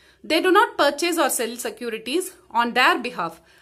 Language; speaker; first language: English; non-native, local second language; Tamil